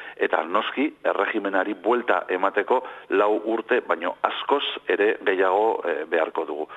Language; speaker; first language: Basque; non-native, local second language; Spanish